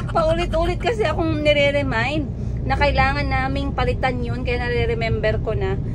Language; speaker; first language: Filipino; non-native, local second language; Cebuano